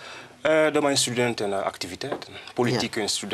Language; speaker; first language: Dutch; non-native, fluent; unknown